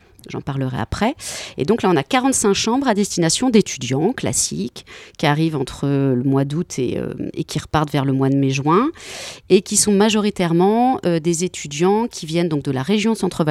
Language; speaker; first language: French; native; French